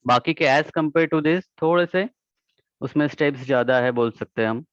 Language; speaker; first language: Hindi; non-native, local second language; Marathi